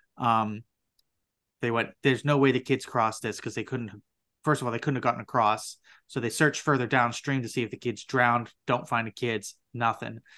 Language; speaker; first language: English; native; English